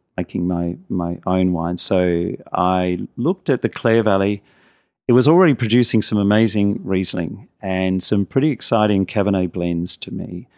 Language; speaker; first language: English; native; English